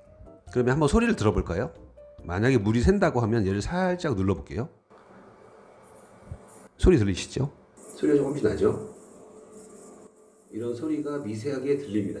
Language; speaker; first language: Korean; native; Korean